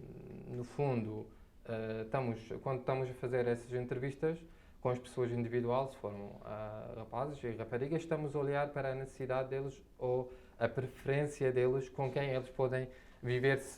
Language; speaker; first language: Portuguese; non-native, fluent; Arabic